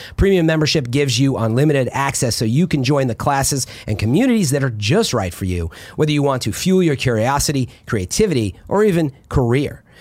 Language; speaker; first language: English; early bilingual, other home language; Italian